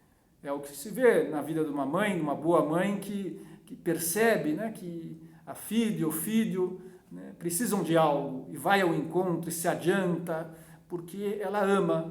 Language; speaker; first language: Portuguese; native; Portuguese